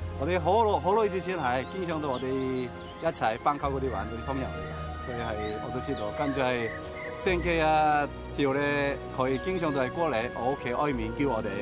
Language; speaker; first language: Cantonese; non-native, learner; Korean